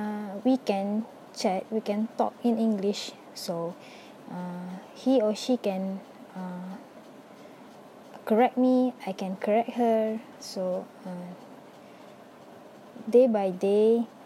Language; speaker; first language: English; non-native, local second language; Malay